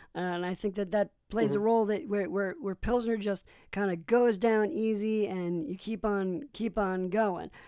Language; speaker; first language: English; early bilingual, other home language; Polish